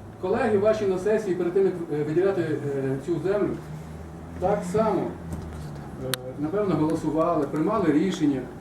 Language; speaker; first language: Ukrainian; native; Ukrainian